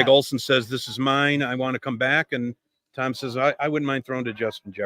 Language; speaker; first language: English; native; English